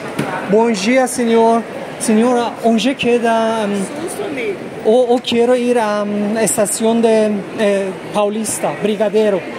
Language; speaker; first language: Portuguese; non-native, learner; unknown